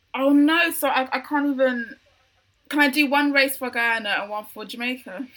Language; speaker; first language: English; native; English